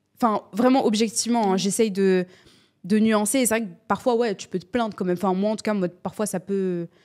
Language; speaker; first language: French; native; French